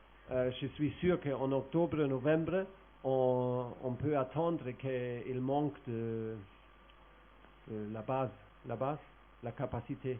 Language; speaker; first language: French; non-native, fluent; German